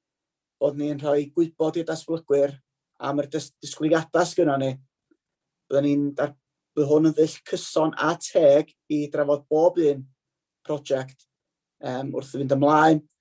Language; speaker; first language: Welsh; native; Welsh